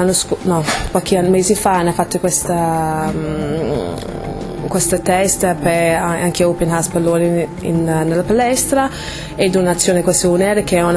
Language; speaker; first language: Italian; non-native, fluent; English